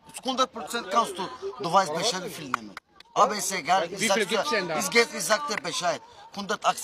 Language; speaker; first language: German; non-native, learner; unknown